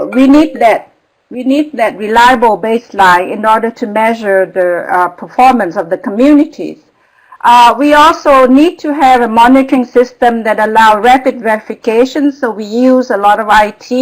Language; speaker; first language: English; non-native, fluent; Vietnamese